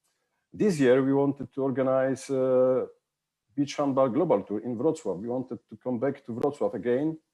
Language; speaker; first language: English; non-native, fluent; Polish